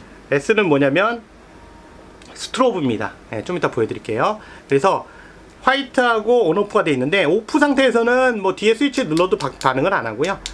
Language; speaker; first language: Korean; native; Korean